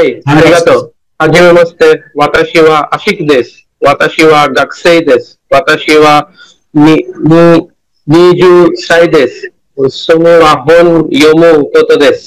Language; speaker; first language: Japanese; non-native, learner; Bangla